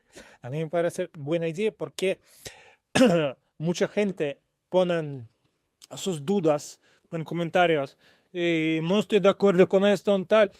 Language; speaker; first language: Spanish; non-native, learner; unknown